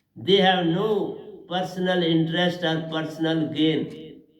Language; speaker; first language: English; non-native, local second language; Hindi